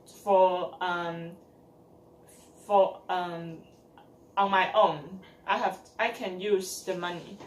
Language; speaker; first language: English; non-native, learner; Chinese